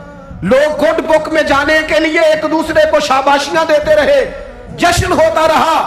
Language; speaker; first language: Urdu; non-native, local second language; Punjabi